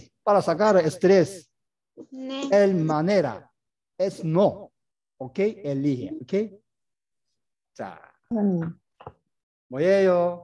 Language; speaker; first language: Spanish; non-native, learner; Korean